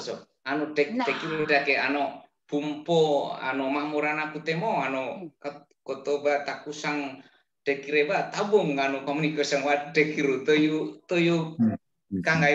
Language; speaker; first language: Japanese; non-native, learner; Indonesian